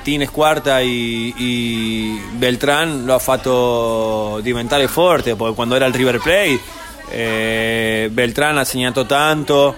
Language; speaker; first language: Italian; non-native, fluent; Spanish